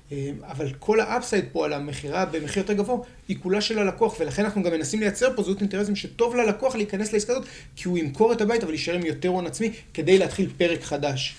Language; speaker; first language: Hebrew; native; Hebrew